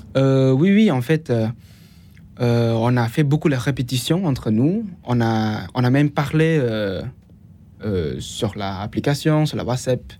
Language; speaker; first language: French; non-native, fluent; Chinese